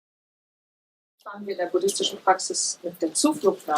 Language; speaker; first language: German; native; German